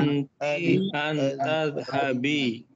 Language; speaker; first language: Arabic; non-native, learner; Indonesian